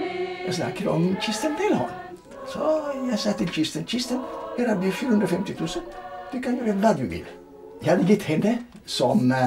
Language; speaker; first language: Norwegian; non-native, fluent; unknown